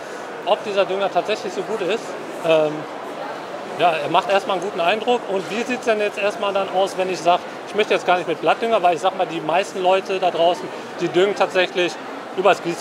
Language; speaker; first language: German; native; German